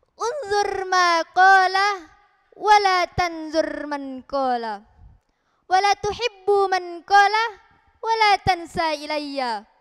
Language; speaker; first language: Arabic; non-native, learner; Indonesian